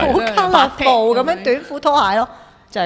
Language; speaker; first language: Cantonese; native; Cantonese